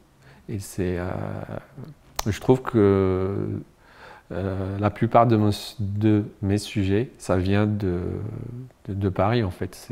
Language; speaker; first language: French; non-native, local second language; Arabic